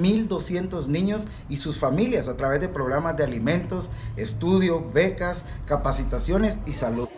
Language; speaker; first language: Spanish; native; Spanish